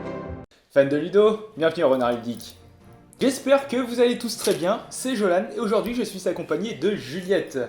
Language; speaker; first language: French; native; French